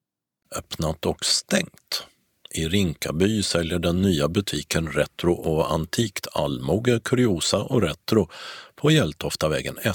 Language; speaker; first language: Swedish; native; Swedish